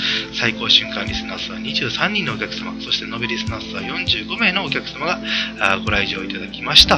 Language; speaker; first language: Japanese; native; Japanese